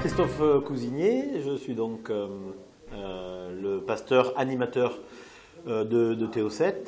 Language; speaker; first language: French; native; French